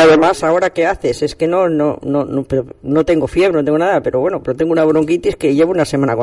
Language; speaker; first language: Spanish; native; Spanish